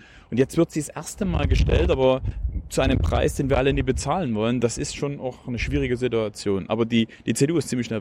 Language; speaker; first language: German; native; German